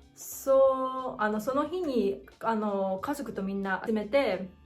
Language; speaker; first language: Japanese; non-native, fluent; English